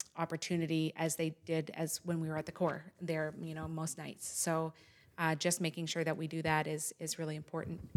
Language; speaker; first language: English; native; English